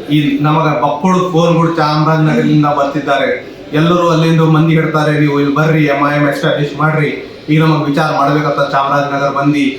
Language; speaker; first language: Kannada; non-native, local second language; Urdu